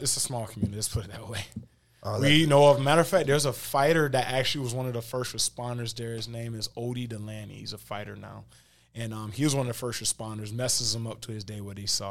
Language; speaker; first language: English; native; English